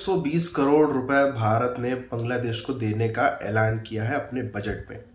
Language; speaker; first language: Hindi; native; Hindi